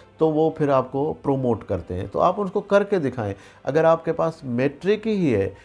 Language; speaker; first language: Urdu; non-native, local second language; Sindhi